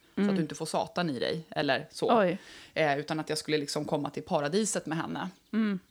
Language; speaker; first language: Swedish; native; Swedish